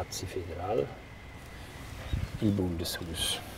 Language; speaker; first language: Italian; non-native, local second language; German